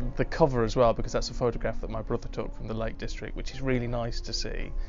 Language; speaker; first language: English; native; English